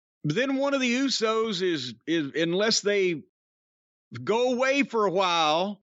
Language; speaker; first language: English; native; English